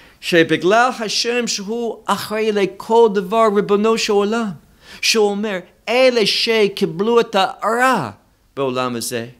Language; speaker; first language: Hebrew; non-native, fluent; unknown